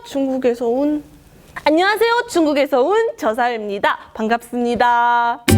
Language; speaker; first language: Korean; non-native, fluent; Chinese